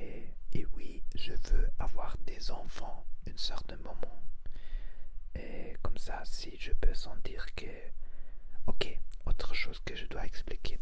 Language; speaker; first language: French; non-native, learner; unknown